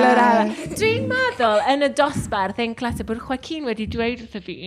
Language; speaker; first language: Welsh; native; Welsh